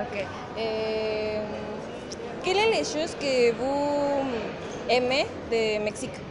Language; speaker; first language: French; non-native, learner; Spanish